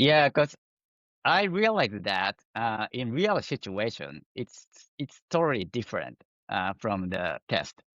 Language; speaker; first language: English; non-native, fluent; Japanese